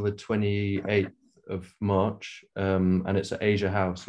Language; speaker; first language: English; native; English